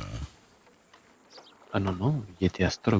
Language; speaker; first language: French; native; French